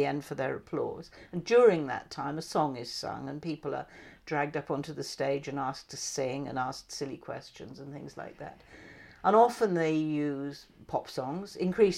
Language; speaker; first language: English; native; English